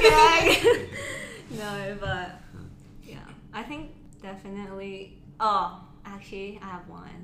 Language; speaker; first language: English; non-native, local second language; Cantonese